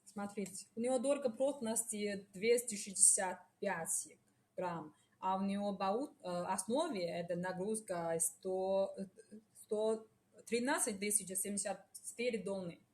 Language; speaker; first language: Russian; non-native, learner; Chinese